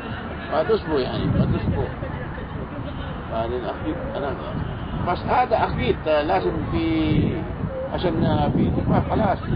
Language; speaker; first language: Arabic; non-native, learner; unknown